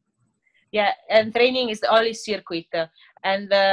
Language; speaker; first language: English; non-native, learner; Italian